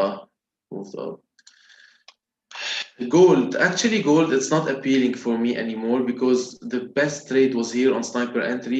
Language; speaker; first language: English; non-native, local second language; Arabic